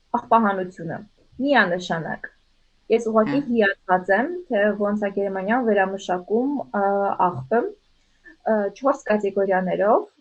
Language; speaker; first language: Armenian; native; Armenian